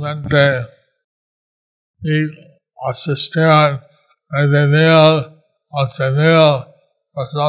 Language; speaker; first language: Spanish; non-native, learner; English